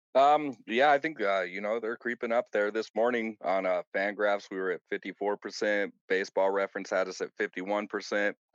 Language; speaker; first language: English; native; English